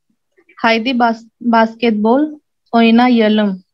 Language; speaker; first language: Turkish; non-native, learner; Urdu